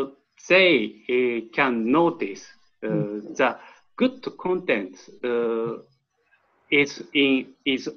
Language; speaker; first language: English; non-native, learner; Japanese